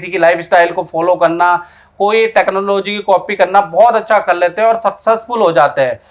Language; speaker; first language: Hindi; native; Hindi